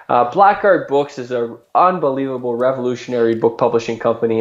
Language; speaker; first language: English; native; English